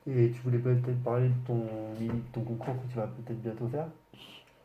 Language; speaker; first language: French; native; French